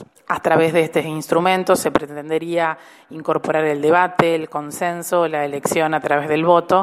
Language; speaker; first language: Spanish; native; Spanish